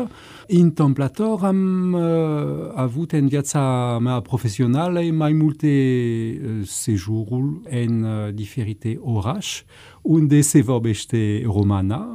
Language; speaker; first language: Romanian; non-native, fluent; French